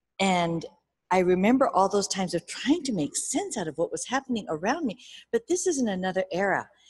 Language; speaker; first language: English; early bilingual, other home language; Japanese